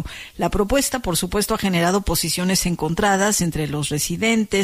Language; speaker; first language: Spanish; native; Spanish